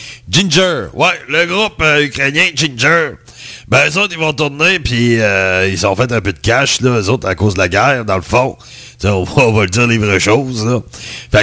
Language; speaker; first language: French; native; French